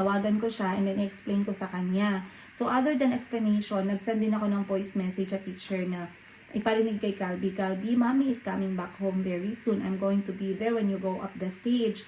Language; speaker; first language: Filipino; non-native, local second language; Cebuano